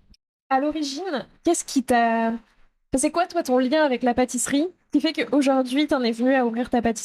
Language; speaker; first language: French; native; French